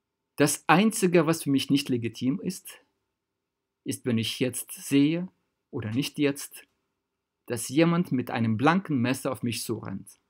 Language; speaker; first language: German; non-native, fluent; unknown